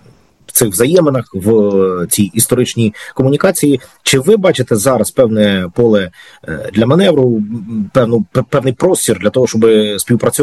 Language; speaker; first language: Ukrainian; native; Ukrainian